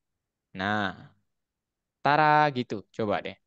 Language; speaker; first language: Indonesian; native; Indonesian